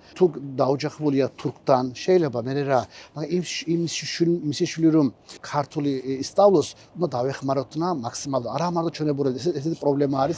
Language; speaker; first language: Georgian; early bilingual, heritage; Georgian